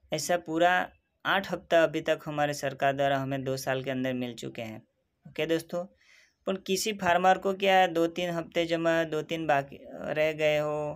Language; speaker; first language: Hindi; non-native, local second language; Gujarati